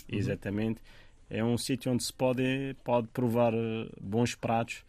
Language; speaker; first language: Portuguese; non-native, fluent; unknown